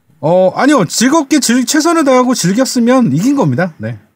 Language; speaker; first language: Korean; native; Korean